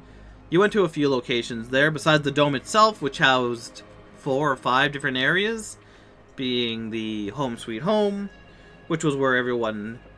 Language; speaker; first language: English; native; English